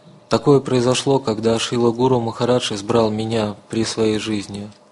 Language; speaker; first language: Russian; native; Russian